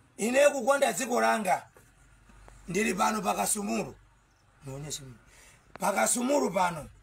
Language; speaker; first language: Nyanja; non-native, local second language; Tumbuka